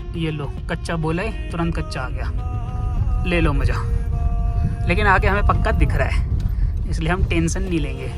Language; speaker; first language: Hindi; native; Hindi